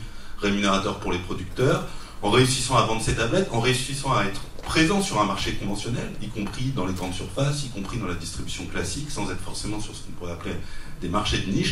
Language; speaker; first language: French; native; French